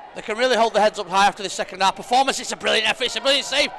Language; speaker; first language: English; native; English